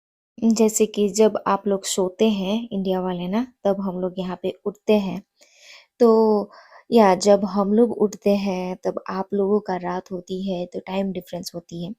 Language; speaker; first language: Hindi; non-native, local second language; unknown